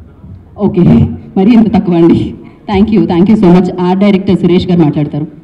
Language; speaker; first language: Telugu; native; Telugu